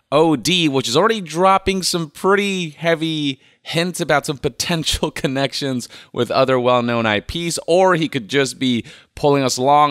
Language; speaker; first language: English; native; English